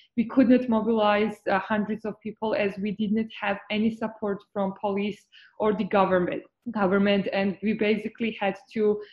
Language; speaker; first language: English; non-native, fluent; Georgian